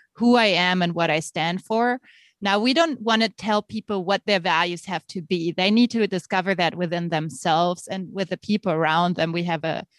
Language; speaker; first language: English; non-native, fluent; German